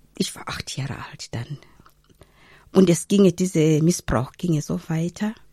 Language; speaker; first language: German; non-native, fluent; Zulu